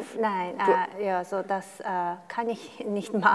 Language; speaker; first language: German; non-native, fluent; Korean